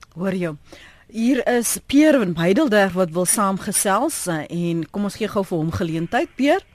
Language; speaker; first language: Afrikaans; native; Afrikaans